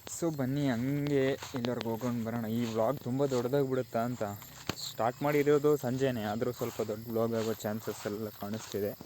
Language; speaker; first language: Kannada; native; Kannada